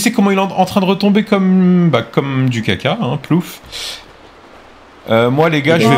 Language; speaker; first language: French; native; French